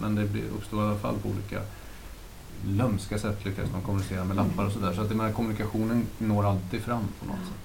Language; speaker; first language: Swedish; native; Swedish